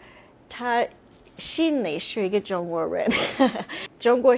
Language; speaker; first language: Chinese; early bilingual, other home language; English